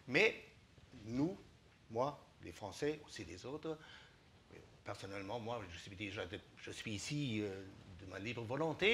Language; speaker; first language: French; non-native, fluent; German